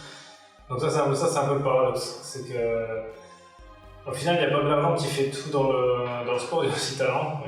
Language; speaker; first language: French; native; French